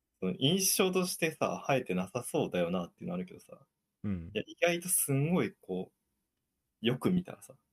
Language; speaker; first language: Japanese; native; Japanese